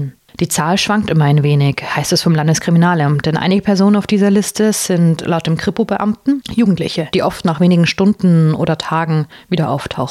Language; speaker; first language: German; native; German